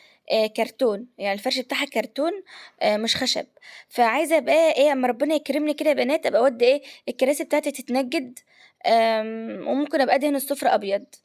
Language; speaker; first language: Arabic; native; Arabic